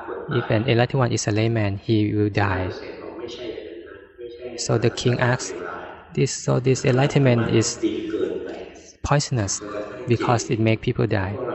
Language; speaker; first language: English; non-native, fluent; Thai